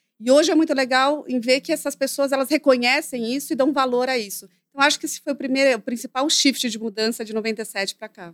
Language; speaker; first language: Portuguese; native; Portuguese